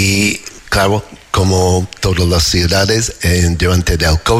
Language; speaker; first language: Spanish; non-native, learner; English